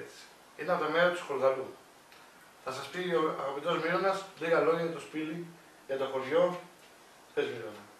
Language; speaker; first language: Greek; native; Greek